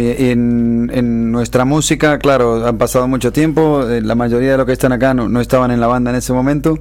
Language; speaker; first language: Spanish; native; Spanish